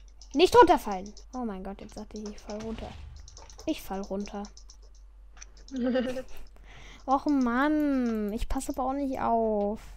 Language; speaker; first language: German; native; German